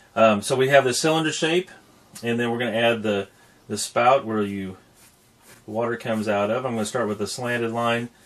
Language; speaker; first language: English; native; English